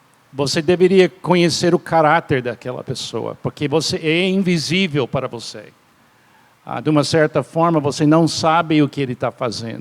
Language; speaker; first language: Portuguese; non-native, fluent; English